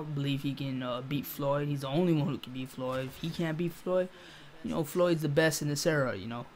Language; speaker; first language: English; native; English